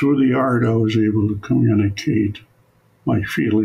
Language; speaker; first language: English; non-native, fluent; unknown